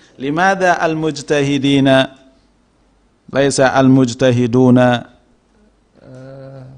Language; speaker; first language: Arabic; non-native, fluent; Indonesian